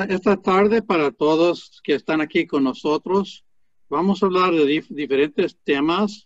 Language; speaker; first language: Spanish; non-native, fluent; English